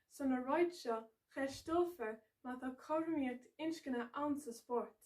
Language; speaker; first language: Irish; non-native, local second language; English